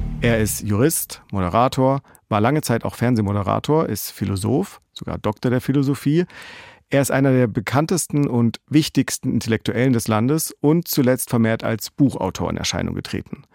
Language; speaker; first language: German; native; German